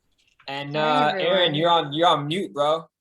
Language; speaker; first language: English; native; English